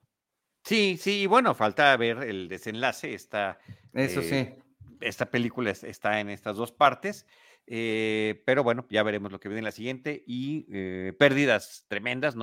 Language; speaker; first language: Spanish; native; Spanish